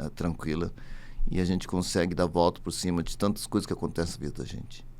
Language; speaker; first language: Portuguese; early bilingual, other home language; Japanese